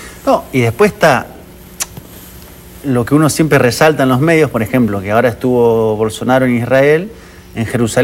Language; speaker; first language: Spanish; native; Spanish